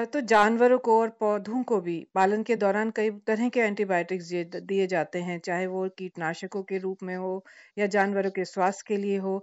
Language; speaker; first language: Hindi; native; Hindi